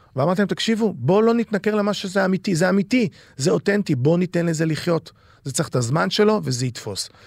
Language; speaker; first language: Hebrew; early bilingual, other home language; Arabic